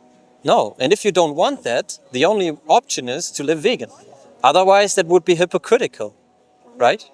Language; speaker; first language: English; non-native, fluent; German